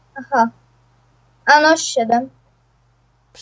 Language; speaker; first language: Polish; native; Polish